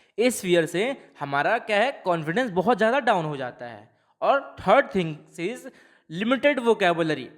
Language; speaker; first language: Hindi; non-native, local second language; Bhojpuri